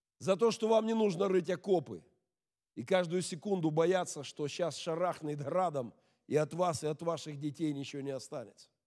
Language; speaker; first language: Russian; native; Russian